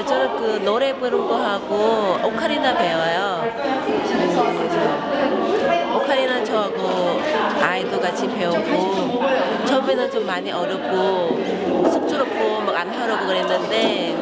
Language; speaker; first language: Korean; non-native, learner; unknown